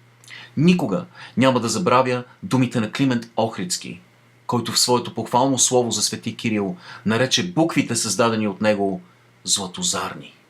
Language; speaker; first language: Bulgarian; native; Bulgarian